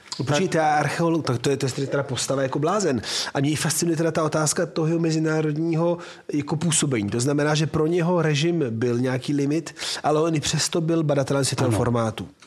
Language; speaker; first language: Czech; non-native, fluent; Italian